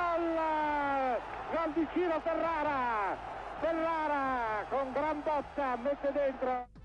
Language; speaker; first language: Italian; native; Italian